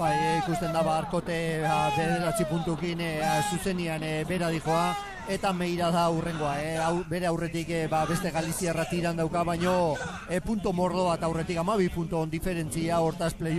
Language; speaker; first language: Basque; native; Basque